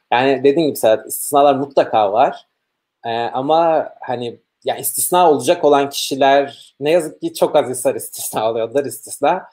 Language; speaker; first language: Turkish; native; Turkish